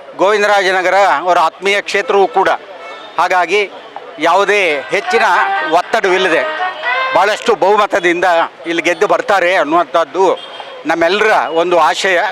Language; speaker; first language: Kannada; non-native, local second language; Tulu